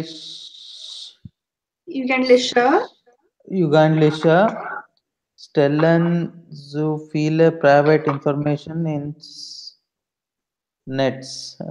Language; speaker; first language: German; non-native, learner; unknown